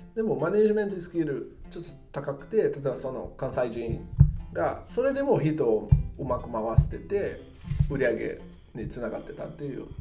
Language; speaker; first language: Japanese; non-native, fluent; Portuguese